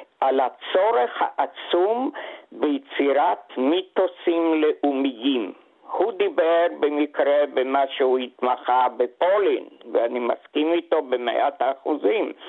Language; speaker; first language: Hebrew; non-native, fluent; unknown